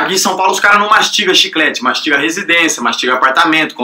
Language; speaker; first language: Portuguese; native; Portuguese